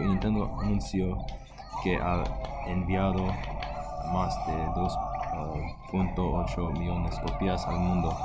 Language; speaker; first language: Spanish; non-native, learner; English